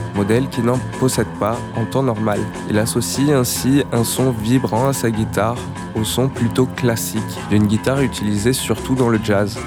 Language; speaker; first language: French; native; French